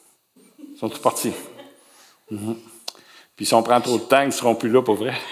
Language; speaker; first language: French; native; French